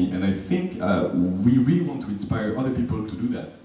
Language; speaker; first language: English; non-native, fluent; French